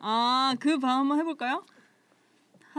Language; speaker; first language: Korean; native; Korean